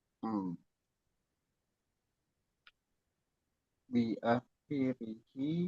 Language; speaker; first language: Arabic; non-native, learner; Indonesian